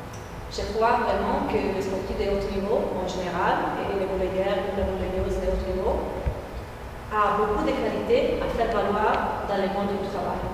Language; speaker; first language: French; non-native, fluent; Italian